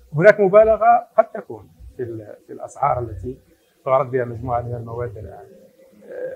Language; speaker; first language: Arabic; native; Arabic